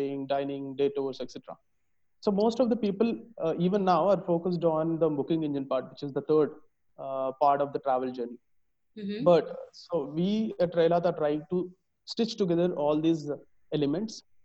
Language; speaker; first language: English; non-native, local second language; Telugu